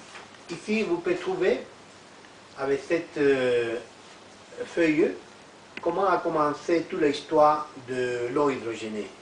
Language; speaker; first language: French; non-native, learner; Italian